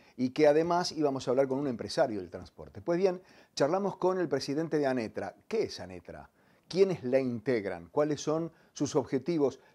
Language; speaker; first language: Spanish; native; Spanish